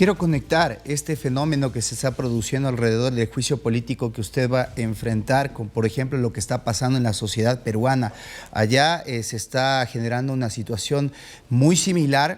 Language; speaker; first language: Spanish; native; Spanish